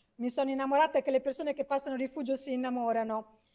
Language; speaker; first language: Italian; native; Italian